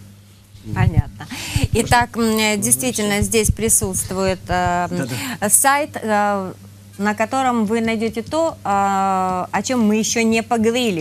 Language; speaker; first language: Russian; native; Russian